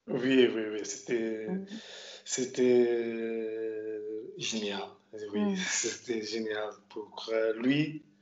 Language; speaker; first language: French; non-native, local second language; Portuguese